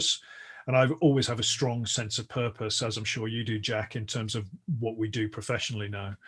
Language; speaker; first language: English; native; English